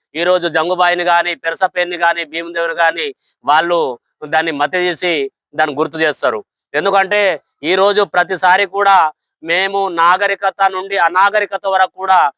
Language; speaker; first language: Telugu; non-native, local second language; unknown